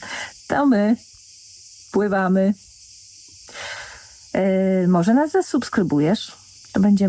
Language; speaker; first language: Polish; native; Polish